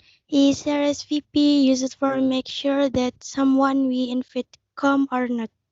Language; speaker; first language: English; non-native, learner; Indonesian